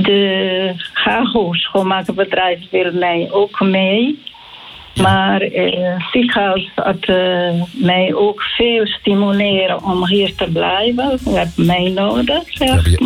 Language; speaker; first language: Dutch; non-native, learner; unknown